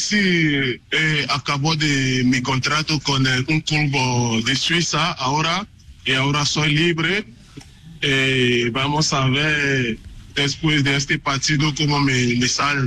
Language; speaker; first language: Spanish; non-native, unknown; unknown